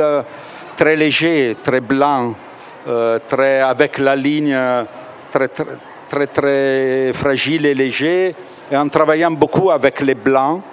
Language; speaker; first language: French; non-native, fluent; Italian